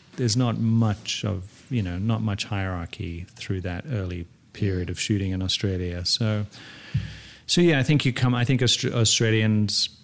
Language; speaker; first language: English; native; English